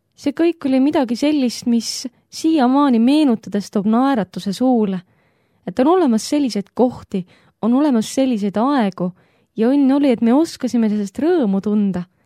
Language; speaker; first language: Estonian; native; Estonian